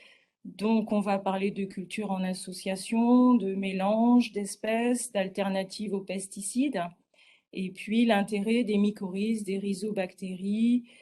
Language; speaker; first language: French; native; French